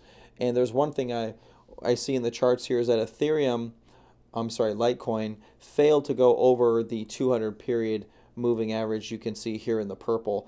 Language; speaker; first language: English; native; English